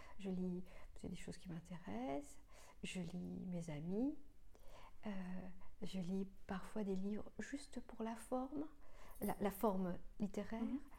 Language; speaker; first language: French; non-native, local second language; Morisyen